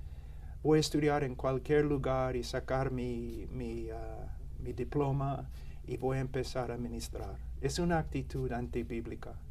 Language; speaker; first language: Spanish; non-native, fluent; English